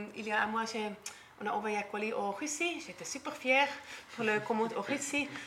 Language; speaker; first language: French; non-native, learner; German